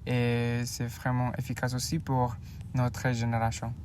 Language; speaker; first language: French; non-native, learner; Indonesian